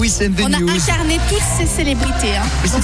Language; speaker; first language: French; native; French